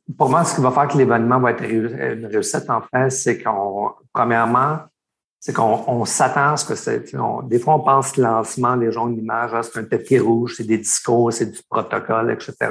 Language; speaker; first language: French; native; French